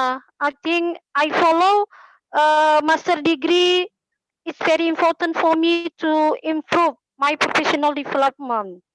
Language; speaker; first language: English; non-native, learner; Indonesian